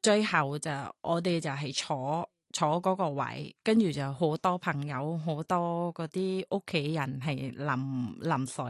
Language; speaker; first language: Cantonese; non-native, fluent; Thai